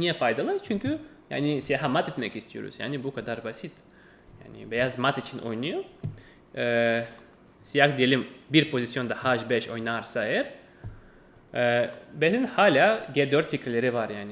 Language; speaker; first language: Turkish; non-native, fluent; Russian